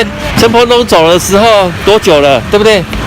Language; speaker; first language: Chinese; native; Chinese